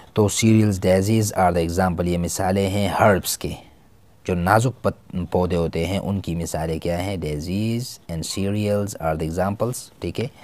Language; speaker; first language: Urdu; non-native, local second language; Pashto